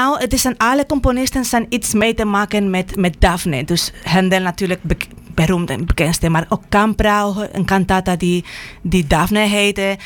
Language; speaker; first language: Dutch; non-native, fluent; Spanish